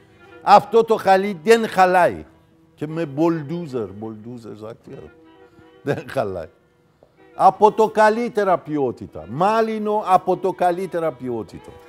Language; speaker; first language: Greek; non-native, fluent; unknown